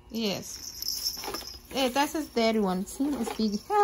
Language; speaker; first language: English; non-native, learner; Portuguese